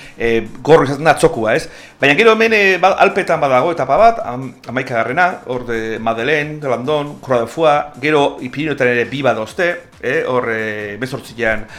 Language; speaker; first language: Basque; native; Basque